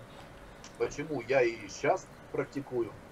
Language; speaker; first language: Russian; native; Russian